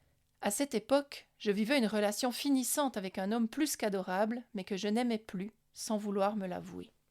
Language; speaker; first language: French; native; French